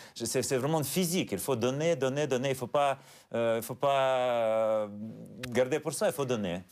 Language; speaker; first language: French; non-native, fluent; Russian